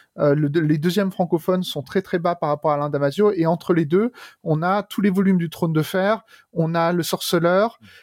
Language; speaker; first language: French; native; French